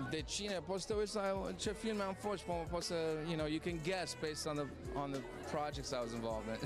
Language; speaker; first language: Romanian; early bilingual, heritage; Romanian